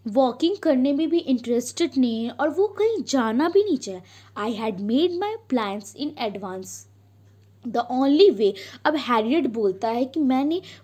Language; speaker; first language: Hindi; native; Hindi